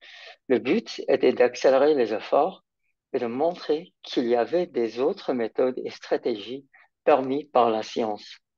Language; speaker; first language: French; non-native, fluent; English